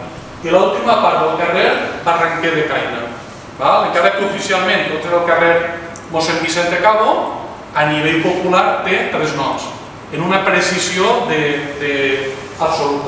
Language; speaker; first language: Catalan; native; Catalan